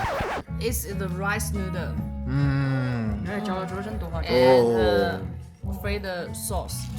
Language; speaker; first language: English; non-native, learner; Chinese